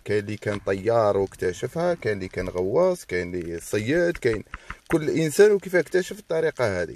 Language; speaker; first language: Arabic; native; Arabic